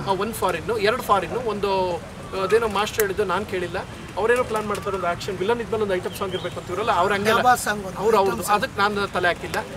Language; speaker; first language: Kannada; native; Kannada